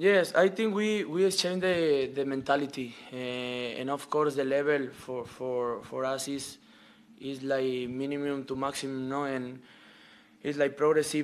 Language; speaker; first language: English; non-native, learner; Spanish